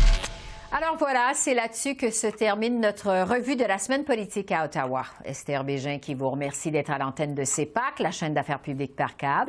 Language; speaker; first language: French; native; French